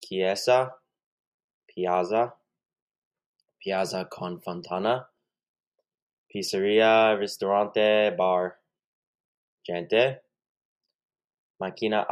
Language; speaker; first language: Italian; non-native, learner; English